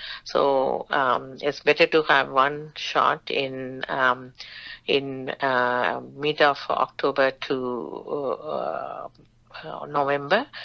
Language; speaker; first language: English; non-native, local second language; Tamil